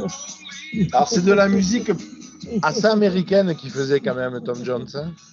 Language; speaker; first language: French; native; French